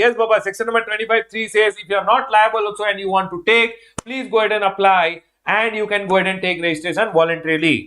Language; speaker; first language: English; non-native, local second language; Hindi